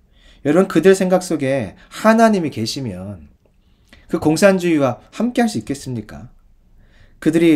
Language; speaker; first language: Korean; native; Korean